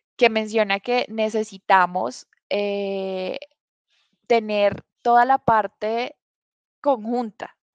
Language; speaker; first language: Spanish; native; Spanish